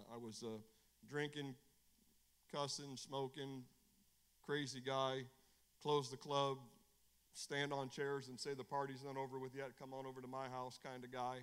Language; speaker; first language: English; native; English